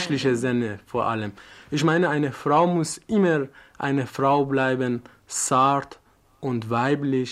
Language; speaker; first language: German; non-native, learner; Persian